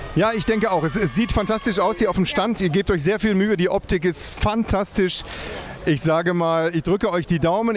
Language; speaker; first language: German; native; German